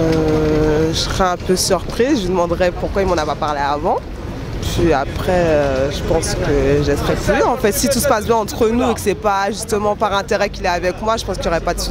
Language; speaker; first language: French; native; French